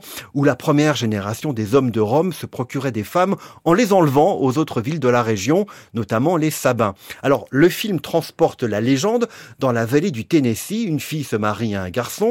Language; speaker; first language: French; native; French